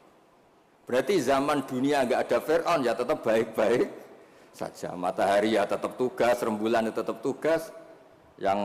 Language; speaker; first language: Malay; non-native, local second language; Javanese